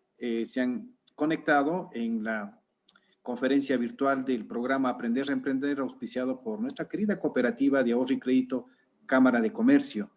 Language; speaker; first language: Spanish; native; Spanish